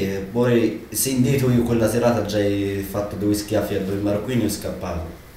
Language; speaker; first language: Italian; non-native, learner; Arabic